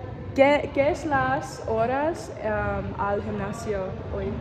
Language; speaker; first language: Spanish; non-native, learner; English